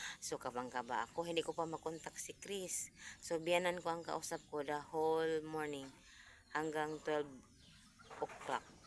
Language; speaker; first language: Filipino; non-native, local second language; Cebuano